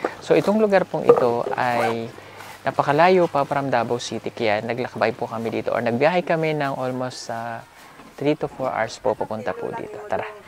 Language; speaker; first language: Filipino; non-native, local second language; Cebuano